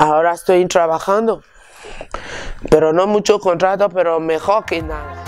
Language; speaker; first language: Spanish; non-native, learner; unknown